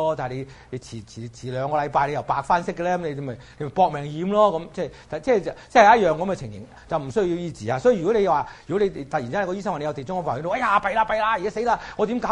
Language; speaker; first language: Chinese; native; Chinese